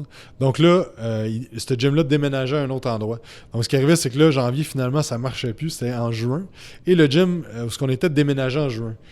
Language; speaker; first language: French; native; French